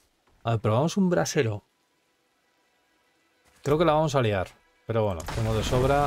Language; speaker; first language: Spanish; native; Spanish